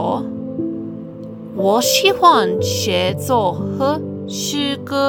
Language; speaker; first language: Chinese; non-native, learner; English